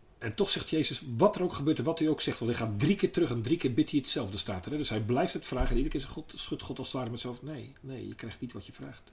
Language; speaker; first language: Dutch; native; Dutch